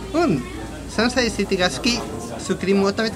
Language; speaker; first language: Japanese; non-native, learner; Spanish